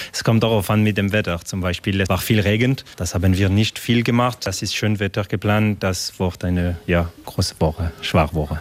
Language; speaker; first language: German; non-native, learner; French